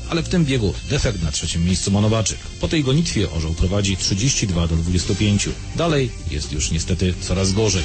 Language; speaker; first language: Polish; native; Polish